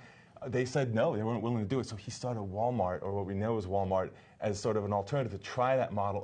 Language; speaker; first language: English; native; English